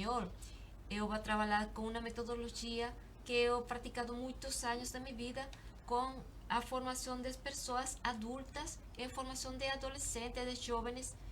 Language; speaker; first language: Portuguese; non-native, learner; Spanish